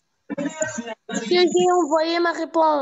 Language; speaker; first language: French; non-native, learner; Arabic